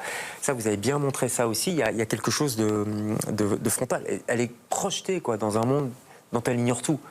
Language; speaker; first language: French; native; French